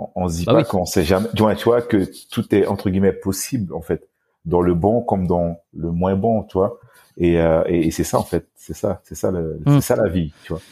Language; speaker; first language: French; native; French